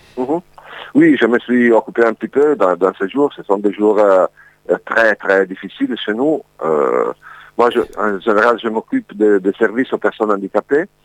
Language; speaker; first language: French; non-native, fluent; Italian